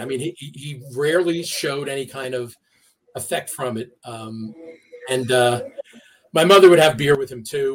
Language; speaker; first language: English; native; English